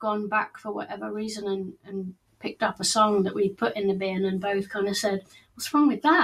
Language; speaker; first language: English; native; English